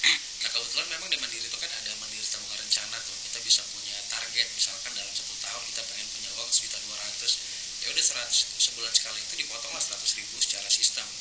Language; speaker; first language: Indonesian; native; Indonesian